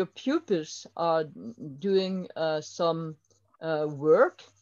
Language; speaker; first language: English; non-native, learner; French